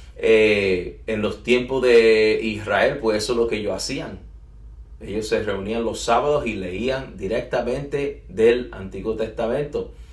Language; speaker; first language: Spanish; early bilingual, heritage; English